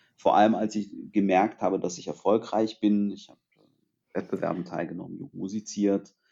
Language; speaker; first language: German; early bilingual, other home language; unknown